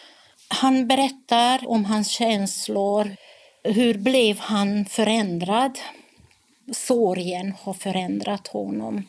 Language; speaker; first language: Swedish; non-native, fluent; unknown